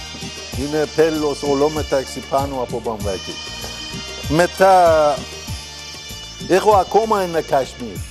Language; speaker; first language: Greek; non-native, learner; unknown